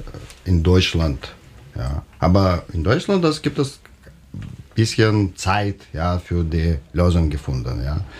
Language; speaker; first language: German; non-native, learner; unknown